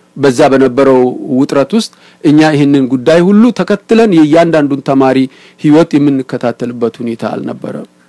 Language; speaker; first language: Amharic; non-native, local second language; Oromo